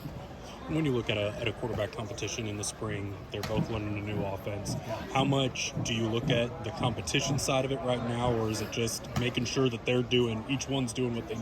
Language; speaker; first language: English; native; English